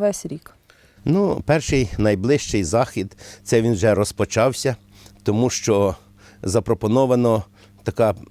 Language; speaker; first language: Ukrainian; native; Ukrainian